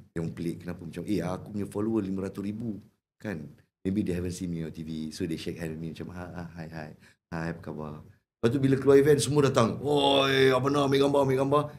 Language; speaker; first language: Malay; native; Malay